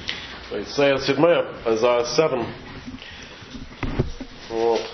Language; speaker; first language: Russian; non-native, fluent; English